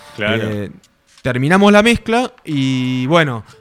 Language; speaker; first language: Spanish; native; Spanish